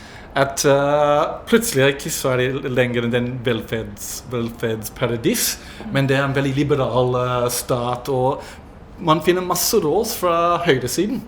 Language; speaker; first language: Norwegian; non-native, fluent; English